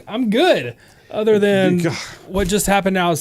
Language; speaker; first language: English; native; English